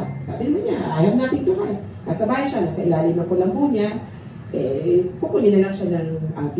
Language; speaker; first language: Filipino; native; Filipino